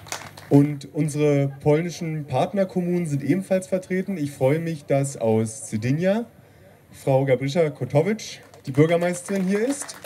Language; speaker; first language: German; native; German